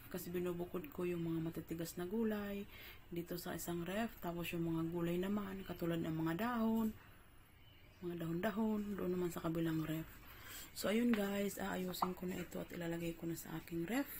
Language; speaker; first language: Filipino; non-native, local second language; Bikol